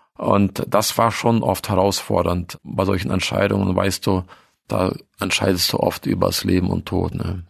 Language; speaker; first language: German; early bilingual, other home language; Russian